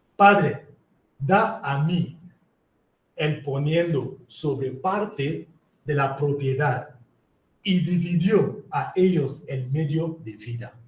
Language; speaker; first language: Spanish; non-native, fluent; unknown